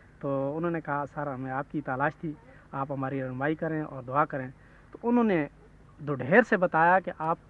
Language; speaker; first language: Urdu; non-native, local second language; Punjabi